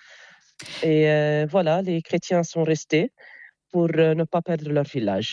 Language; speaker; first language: French; non-native, local second language; Arabic